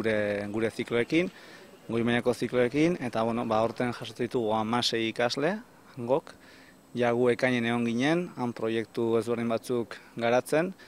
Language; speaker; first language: Basque; native; Basque